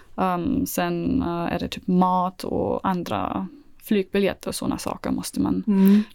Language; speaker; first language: Swedish; non-native, fluent; German